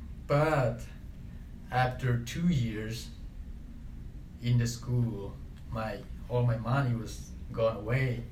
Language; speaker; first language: English; non-native, learner; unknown